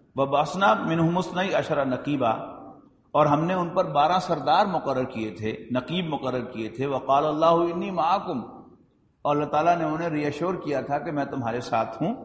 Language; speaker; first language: Urdu; native; Urdu